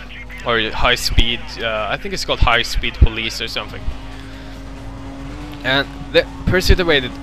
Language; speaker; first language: English; non-native, fluent; Norwegian